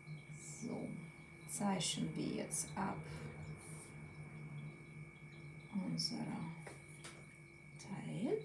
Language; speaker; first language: German; non-native, fluent; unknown